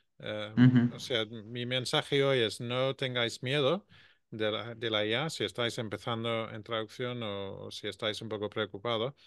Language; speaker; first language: Spanish; non-native, fluent; English